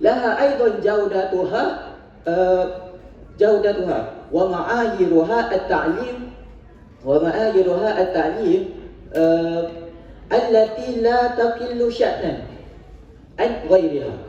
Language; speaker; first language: Arabic; non-native, learner; Malay